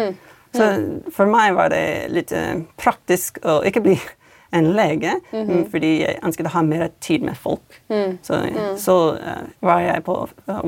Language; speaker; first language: Norwegian; non-native, fluent; English